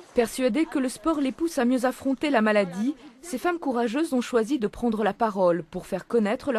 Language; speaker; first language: French; native; French